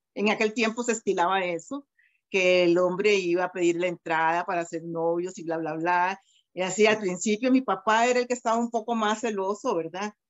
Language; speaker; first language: Spanish; native; Spanish